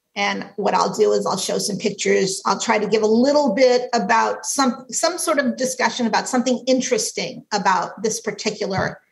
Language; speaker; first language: English; native; English